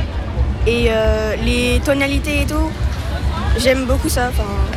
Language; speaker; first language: French; early bilingual, other home language; Khmer